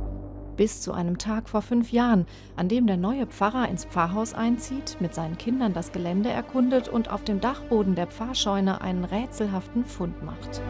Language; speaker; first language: German; native; German